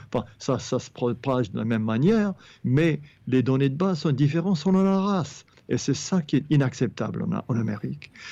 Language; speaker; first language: French; non-native, fluent; English